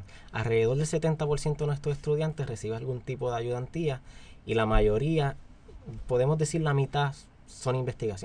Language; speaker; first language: Spanish; native; Spanish